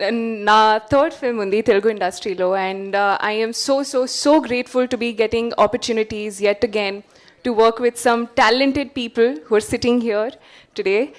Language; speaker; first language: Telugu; non-native, learner; Hindi